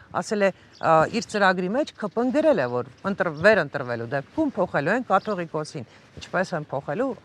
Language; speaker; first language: Armenian; native; Armenian